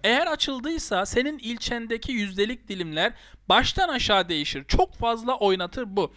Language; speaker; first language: Turkish; native; Turkish